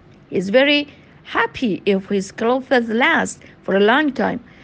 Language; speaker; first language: English; non-native, fluent; Persian